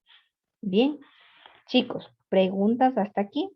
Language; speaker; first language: Spanish; native; Spanish